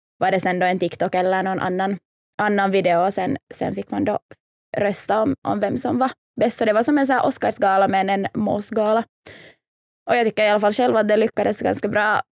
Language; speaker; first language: Swedish; native; Swedish